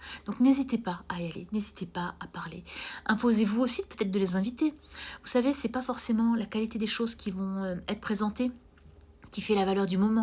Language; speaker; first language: French; native; French